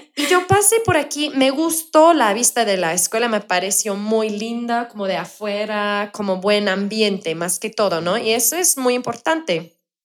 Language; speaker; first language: Spanish; non-native, fluent; English